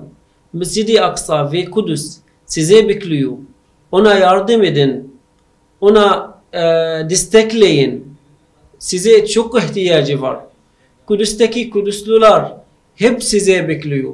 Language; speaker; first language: Turkish; non-native, fluent; Arabic